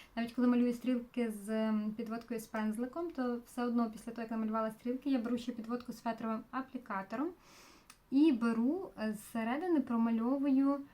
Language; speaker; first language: Ukrainian; non-native, local second language; Russian